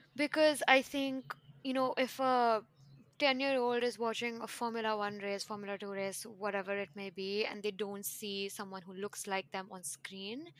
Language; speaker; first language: English; non-native, local second language; Hindi